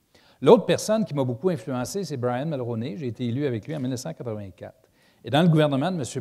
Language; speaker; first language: French; native; French